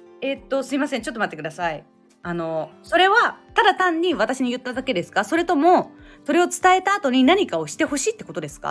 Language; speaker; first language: Japanese; native; Japanese